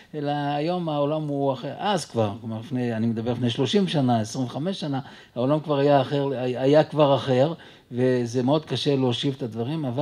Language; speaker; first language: Hebrew; early bilingual, other home language; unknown